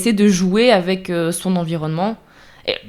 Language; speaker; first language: French; native; French